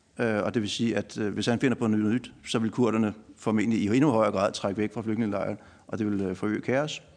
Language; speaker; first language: Danish; native; Danish